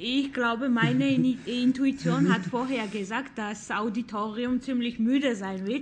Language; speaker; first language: German; non-native, fluent; Georgian